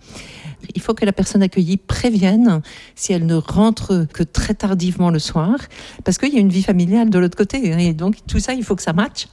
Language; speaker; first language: French; native; French